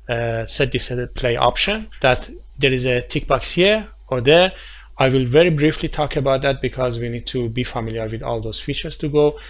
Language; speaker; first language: English; non-native, fluent; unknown